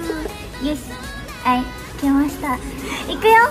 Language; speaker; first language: Japanese; native; Japanese